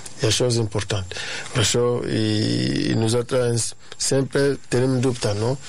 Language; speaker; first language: Catalan; non-native, fluent; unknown